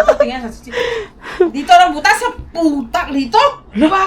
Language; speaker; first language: Filipino; non-native, learner; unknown